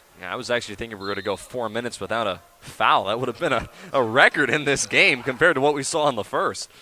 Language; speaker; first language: English; native; English